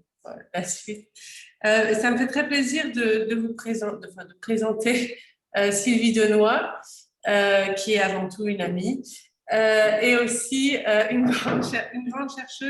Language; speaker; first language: French; native; French